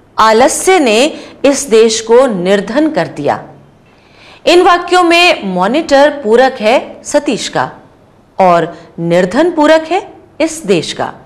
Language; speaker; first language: Hindi; native; Hindi